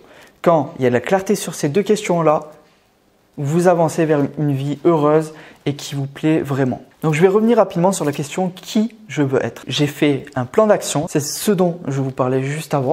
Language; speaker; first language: French; native; French